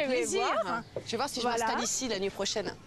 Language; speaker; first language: French; native; French